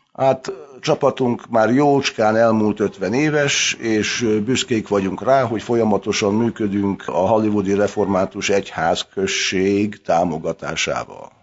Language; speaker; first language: Hungarian; early bilingual, heritage; Hungarian